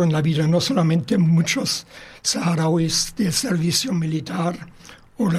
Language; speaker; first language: Spanish; non-native, fluent; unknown